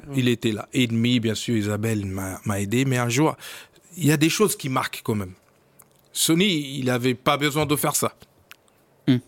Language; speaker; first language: French; non-native, fluent; Portuguese